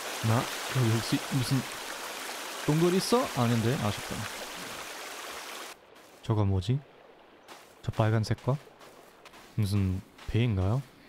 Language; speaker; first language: Korean; non-native, learner; German